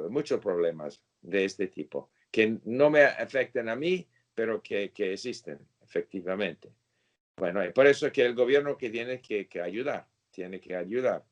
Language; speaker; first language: Spanish; non-native, fluent; English